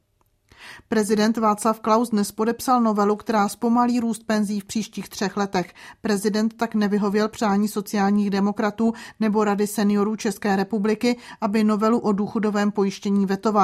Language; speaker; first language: Czech; native; Czech